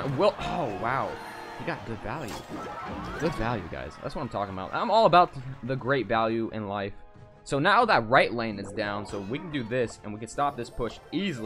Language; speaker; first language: English; native; English